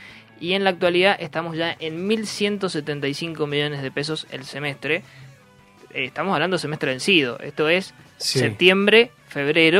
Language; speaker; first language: Spanish; native; Spanish